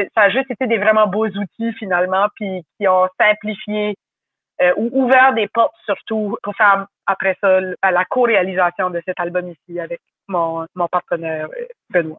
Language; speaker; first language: French; native; French